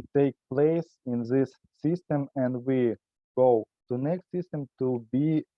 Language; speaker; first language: English; non-native, learner; Ukrainian